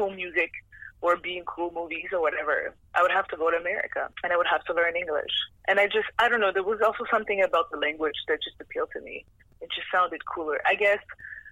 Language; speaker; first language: English; non-native, fluent; French